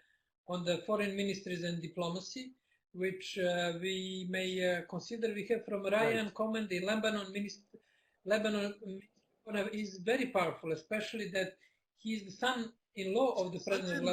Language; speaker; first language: English; non-native, fluent; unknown